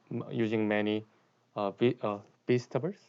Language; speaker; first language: English; non-native, learner; Korean